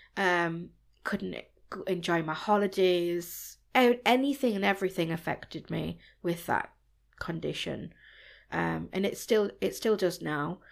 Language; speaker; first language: English; native; English